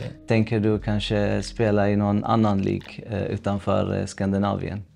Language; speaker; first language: Swedish; early bilingual, other home language; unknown